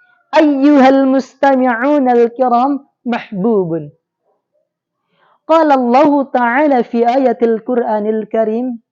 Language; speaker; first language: Arabic; non-native, learner; Indonesian